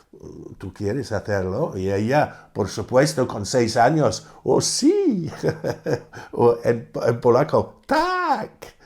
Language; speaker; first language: Spanish; non-native, fluent; English